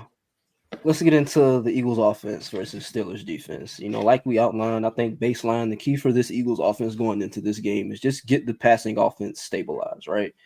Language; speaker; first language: English; native; English